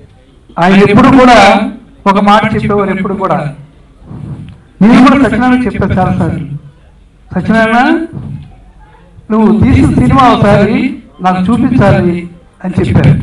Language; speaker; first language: Telugu; native; Telugu